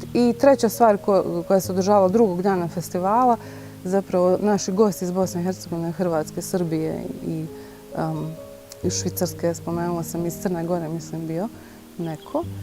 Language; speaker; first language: Bosnian; native; Bosnian